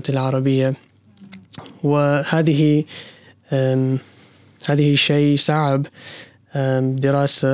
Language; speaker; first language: Arabic; non-native, learner; English